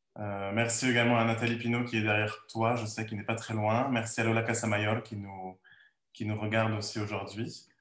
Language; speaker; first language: French; native; French